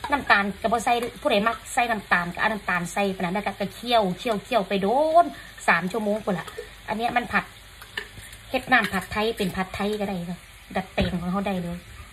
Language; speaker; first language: Thai; native; Thai